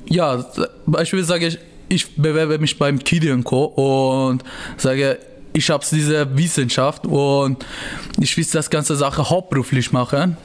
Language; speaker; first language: German; non-native, learner; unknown